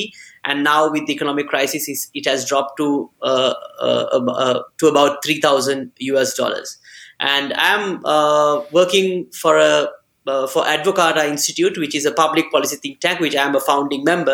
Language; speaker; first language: English; non-native, local second language; Sinhala